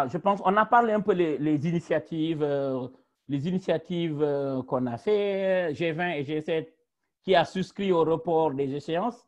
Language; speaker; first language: French; non-native, local second language; Wolof